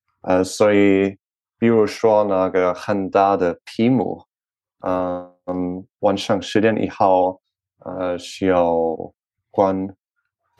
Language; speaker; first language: Chinese; non-native, learner; French